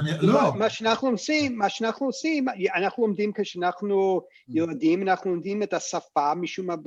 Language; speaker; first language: Hebrew; non-native, fluent; English